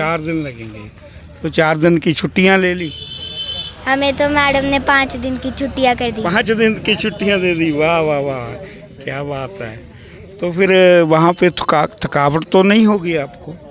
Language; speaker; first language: Hindi; non-native, local second language; Punjabi